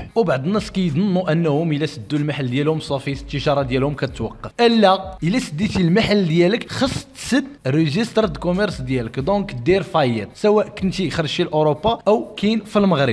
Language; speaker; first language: Arabic; native; Arabic